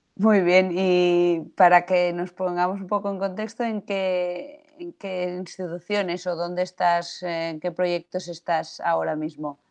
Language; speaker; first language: Spanish; non-native, local second language; Catalan